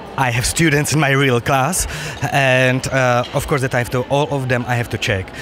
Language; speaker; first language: English; non-native, fluent; Czech